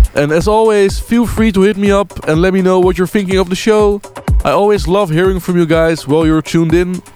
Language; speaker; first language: English; non-native, fluent; Dutch